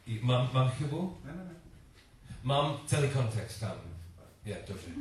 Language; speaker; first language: Czech; non-native, learner; English